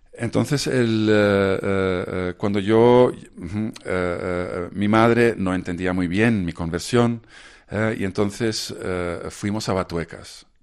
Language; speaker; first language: Spanish; non-native, fluent; Dutch